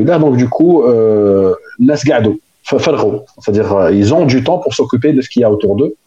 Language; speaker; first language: French; non-native, local second language; Arabic